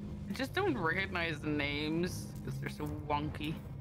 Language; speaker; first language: English; non-native, fluent; Dutch